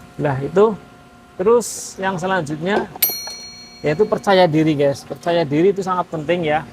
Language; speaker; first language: Indonesian; native; Indonesian